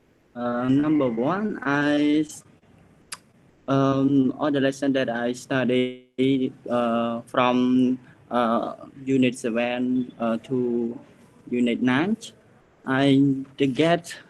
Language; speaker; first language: English; non-native, learner; Khmer